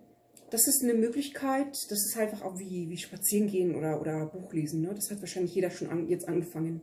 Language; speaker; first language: German; early bilingual, other home language; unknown